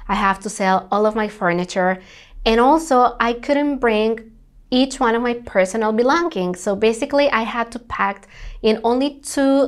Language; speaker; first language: English; non-native, fluent; Spanish